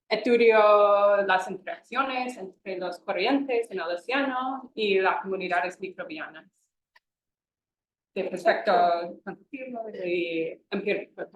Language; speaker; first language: Spanish; non-native, fluent; English